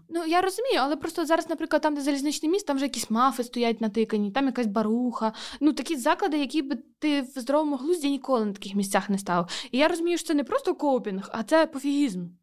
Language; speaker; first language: Ukrainian; native; Ukrainian